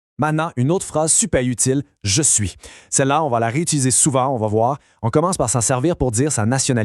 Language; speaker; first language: French; native; French